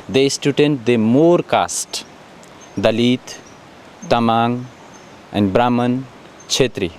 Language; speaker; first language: English; non-native, learner; Nepali